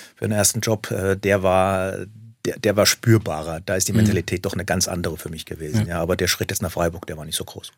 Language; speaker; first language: German; native; German